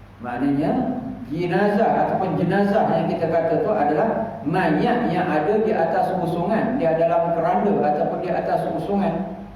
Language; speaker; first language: Malay; native; Malay